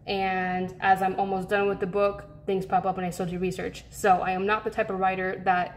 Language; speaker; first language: English; native; English